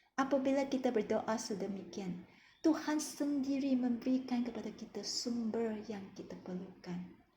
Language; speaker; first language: Malay; non-native, local second language; Chinese